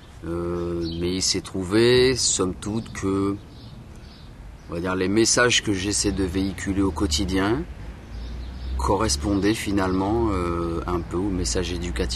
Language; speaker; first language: French; native; French